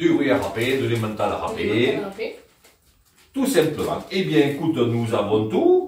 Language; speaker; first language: French; native; French